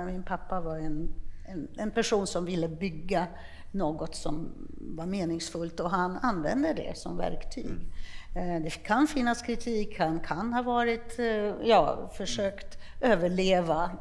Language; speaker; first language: Swedish; non-native, fluent; Polish